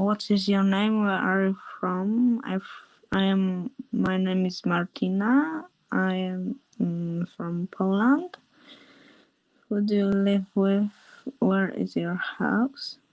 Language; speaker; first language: English; non-native, learner; Polish